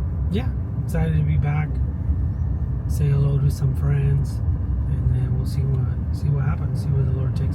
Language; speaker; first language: English; native; English